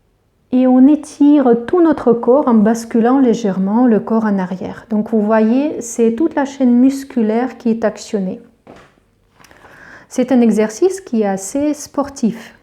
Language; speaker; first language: French; native; French